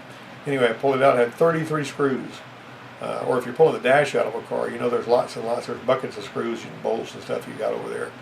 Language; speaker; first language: English; native; English